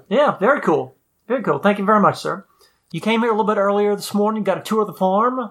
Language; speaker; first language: English; native; English